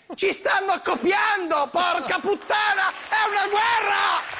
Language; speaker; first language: Italian; native; Italian